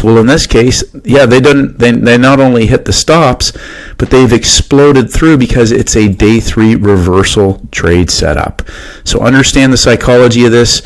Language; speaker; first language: English; native; English